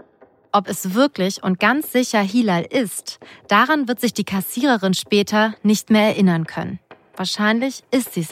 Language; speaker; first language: German; native; German